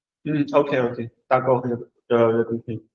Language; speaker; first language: French; non-native, learner; Chinese